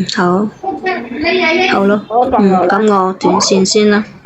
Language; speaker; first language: Cantonese; native; Cantonese